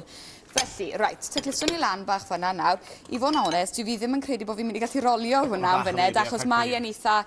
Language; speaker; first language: Welsh; native; Welsh